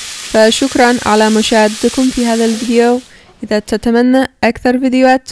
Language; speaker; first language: Arabic; non-native, fluent; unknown